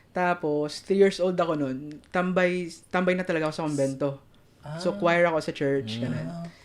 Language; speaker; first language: Filipino; non-native, local second language; Hiligaynon